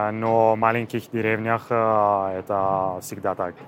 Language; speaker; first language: Russian; non-native, fluent; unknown